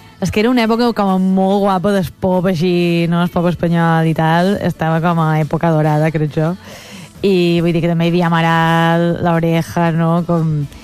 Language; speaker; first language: Catalan; native; Catalan